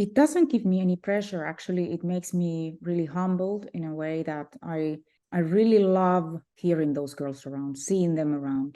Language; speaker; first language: English; non-native, fluent; Finnish